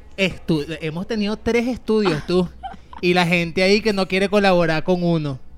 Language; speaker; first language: Spanish; native; Spanish